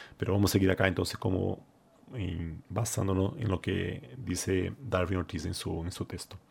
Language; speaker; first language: Spanish; non-native, fluent; Portuguese